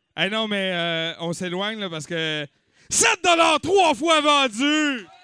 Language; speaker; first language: French; native; French